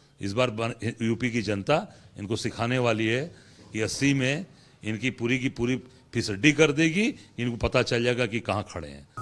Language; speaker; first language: Hindi; native; Hindi